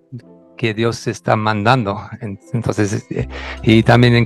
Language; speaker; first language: Spanish; non-native, fluent; English